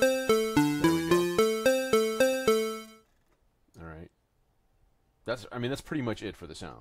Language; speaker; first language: English; native; English